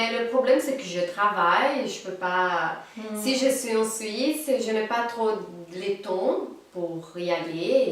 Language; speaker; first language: French; non-native, fluent; Portuguese